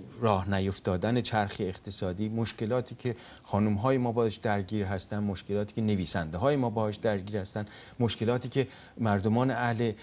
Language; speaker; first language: Persian; native; Persian